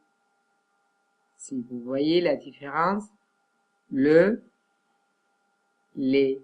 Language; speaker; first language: French; non-native, fluent; Catalan